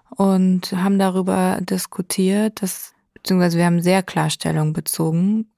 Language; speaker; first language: German; native; German